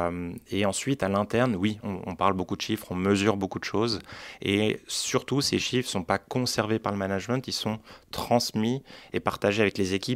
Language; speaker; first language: French; native; French